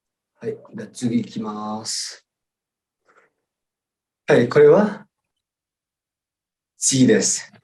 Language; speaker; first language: Japanese; non-native, fluent; Nepali